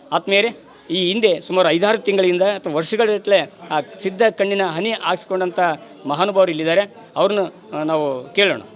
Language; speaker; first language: Kannada; native; Kannada